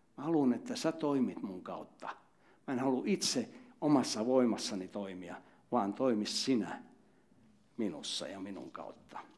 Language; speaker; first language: Finnish; native; Finnish